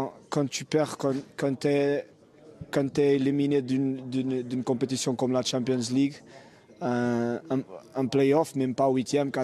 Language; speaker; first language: French; non-native, fluent; Portuguese